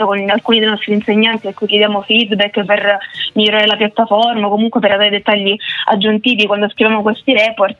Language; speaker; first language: Italian; native; Italian